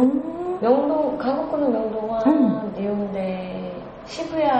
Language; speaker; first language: Japanese; non-native, learner; Korean